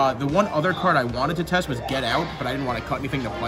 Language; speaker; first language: English; native; English